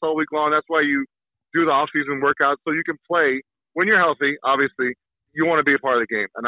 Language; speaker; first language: English; native; English